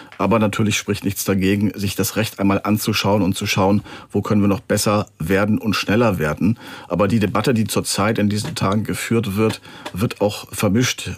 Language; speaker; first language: German; native; German